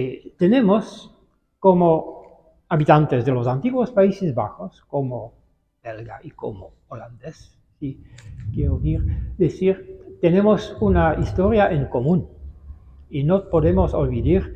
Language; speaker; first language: Spanish; non-native, fluent; Dutch